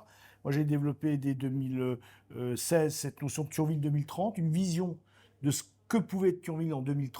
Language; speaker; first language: French; native; French